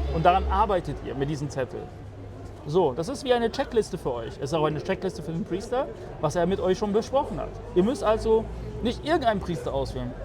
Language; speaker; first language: German; early bilingual, other home language; Polish